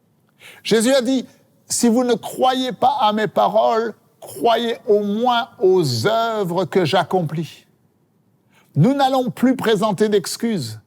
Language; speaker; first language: French; native; French